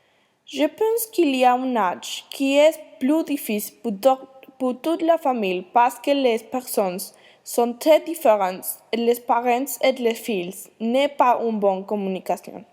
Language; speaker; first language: French; non-native, learner; Spanish